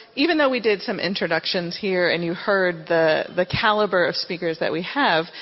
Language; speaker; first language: English; native; English